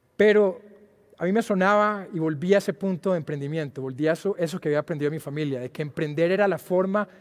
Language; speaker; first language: Spanish; native; Spanish